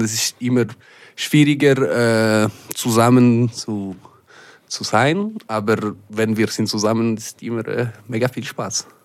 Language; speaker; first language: German; non-native, local second language; French